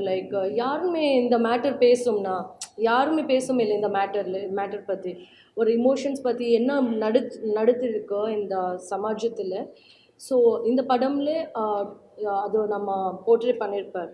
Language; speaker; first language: Tamil; non-native, learner; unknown